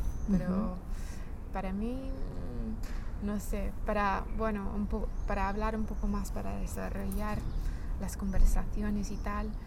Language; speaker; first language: Spanish; non-native, fluent; English